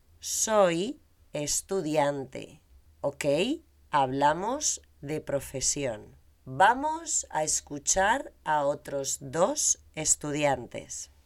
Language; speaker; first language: Spanish; native; Spanish